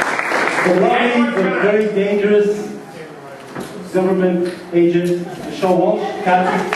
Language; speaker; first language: English; native; English